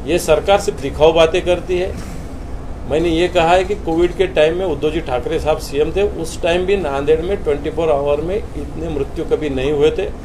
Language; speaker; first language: Hindi; non-native, local second language; Marathi